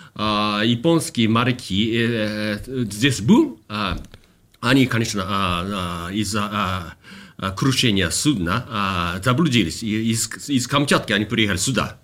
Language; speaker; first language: Russian; non-native, fluent; Japanese